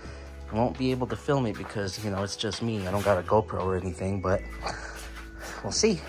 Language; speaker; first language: English; native; English